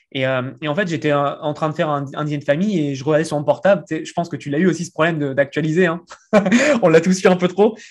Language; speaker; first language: French; native; French